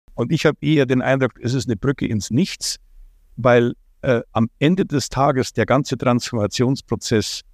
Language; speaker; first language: German; non-native, fluent; Ukrainian